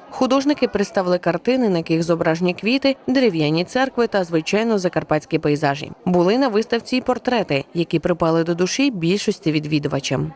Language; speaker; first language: Ukrainian; native; Ukrainian